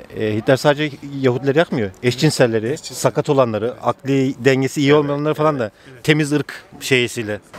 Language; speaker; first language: Turkish; native; Turkish